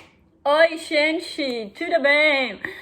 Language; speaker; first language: Portuguese; non-native, learner; German